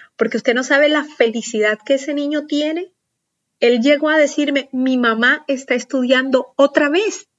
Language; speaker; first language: Spanish; native; Spanish